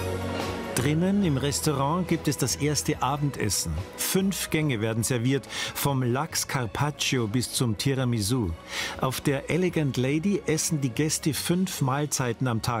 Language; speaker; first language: German; native; German